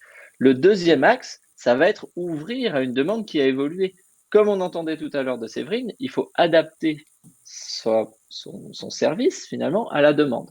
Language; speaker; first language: French; native; French